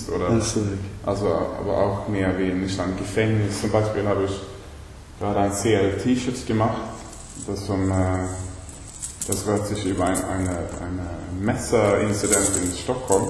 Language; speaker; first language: German; non-native, learner; Swedish